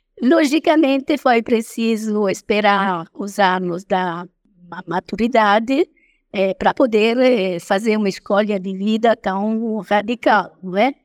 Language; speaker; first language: Portuguese; non-native, fluent; Italian